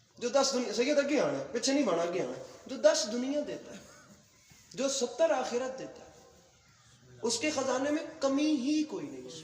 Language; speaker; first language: Urdu; non-native, local second language; Punjabi